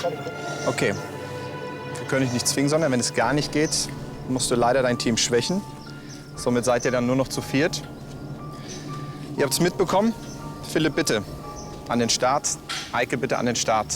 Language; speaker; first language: German; native; German